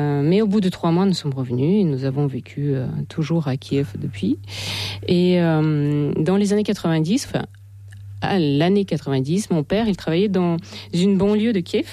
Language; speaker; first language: French; non-native, fluent; Russian